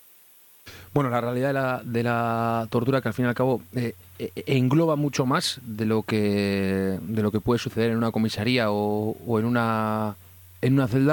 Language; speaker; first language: Spanish; native; Spanish